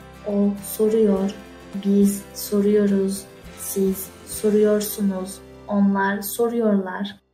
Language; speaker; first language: Turkish; non-native, fluent; French